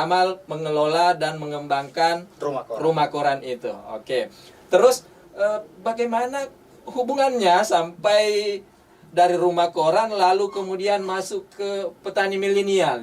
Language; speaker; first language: Indonesian; native; Indonesian